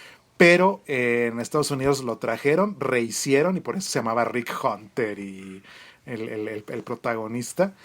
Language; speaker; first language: Spanish; native; Spanish